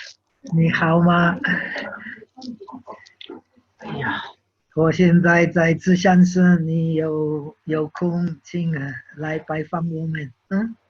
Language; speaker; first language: Chinese; non-native, fluent; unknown